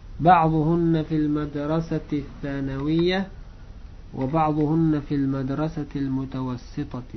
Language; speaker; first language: Arabic; non-native, fluent; Uzbek